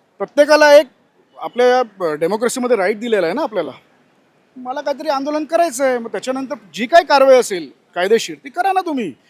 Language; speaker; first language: Marathi; non-native, local second language; Gujarati